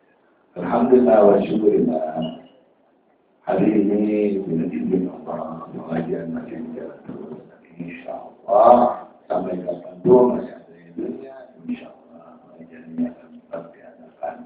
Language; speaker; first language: Arabic; non-native, learner; Indonesian